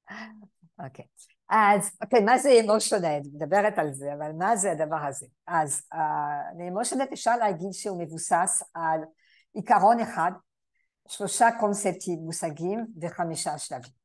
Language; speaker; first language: Hebrew; non-native, fluent; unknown